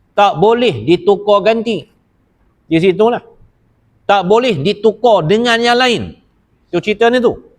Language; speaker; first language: Malay; native; Malay